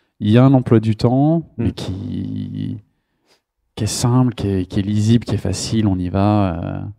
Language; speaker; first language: French; native; French